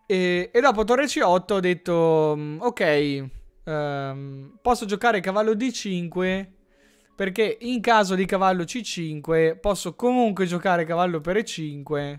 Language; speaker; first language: Italian; native; Italian